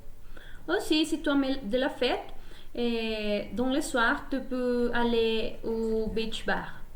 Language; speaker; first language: French; non-native, learner; Spanish